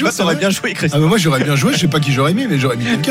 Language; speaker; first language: French; native; French